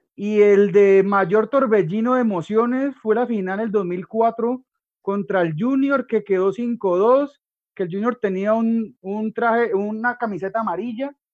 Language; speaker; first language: Spanish; native; Spanish